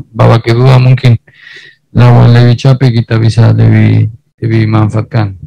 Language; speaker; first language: Indonesian; non-native, fluent; Spanish